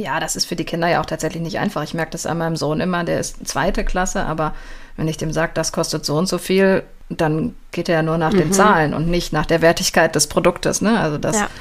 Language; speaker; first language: German; native; German